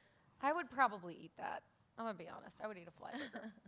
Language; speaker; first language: English; native; English